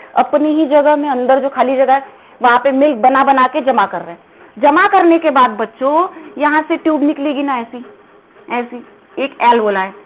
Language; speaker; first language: Hindi; non-native, local second language; Marathi